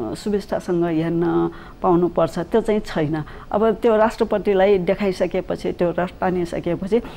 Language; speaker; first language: Nepali; non-native, local second language; Newari